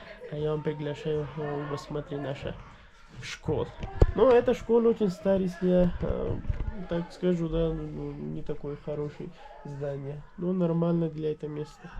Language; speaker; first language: Russian; non-native, learner; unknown